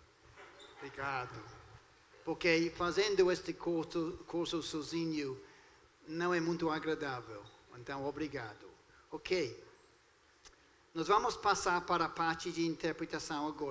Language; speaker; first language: Portuguese; non-native, fluent; English